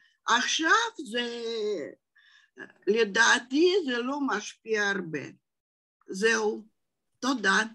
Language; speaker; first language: Hebrew; non-native, fluent; Russian